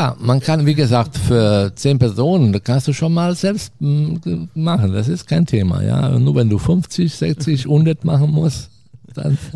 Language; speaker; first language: German; non-native, fluent; Italian